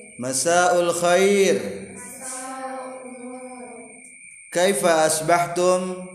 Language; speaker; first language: Arabic; non-native, fluent; Sundanese